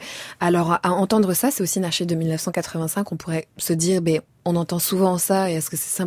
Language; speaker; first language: French; native; French